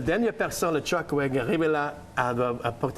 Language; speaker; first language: French; non-native, learner; English